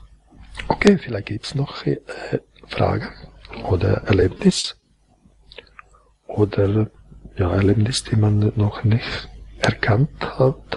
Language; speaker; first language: German; non-native, fluent; Croatian